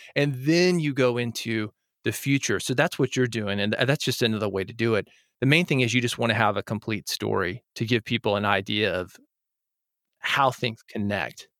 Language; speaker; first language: English; native; English